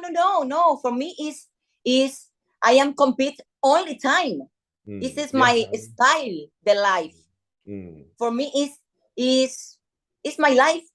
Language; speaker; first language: English; non-native, learner; Spanish